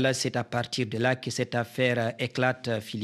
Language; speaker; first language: French; non-native, local second language; Fula